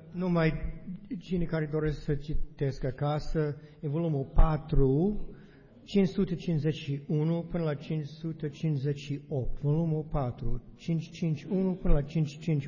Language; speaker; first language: Romanian; non-native, learner; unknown